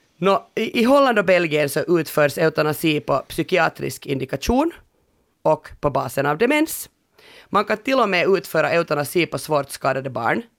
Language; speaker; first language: Swedish; native; Swedish